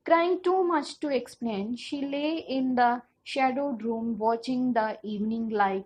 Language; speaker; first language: English; non-native, local second language; Punjabi